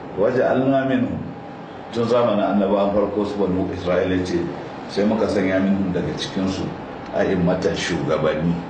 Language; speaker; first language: Hausa; native; Hausa